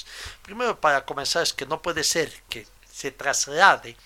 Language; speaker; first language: Spanish; native; Spanish